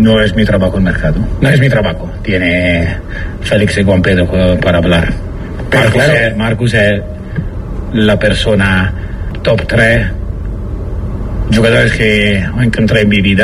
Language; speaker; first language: Spanish; non-native, learner; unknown